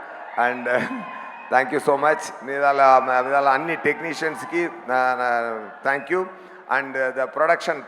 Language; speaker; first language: Telugu; non-native, learner; Tamil